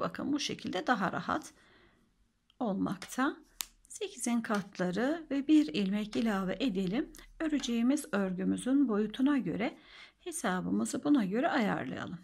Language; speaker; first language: Turkish; native; Turkish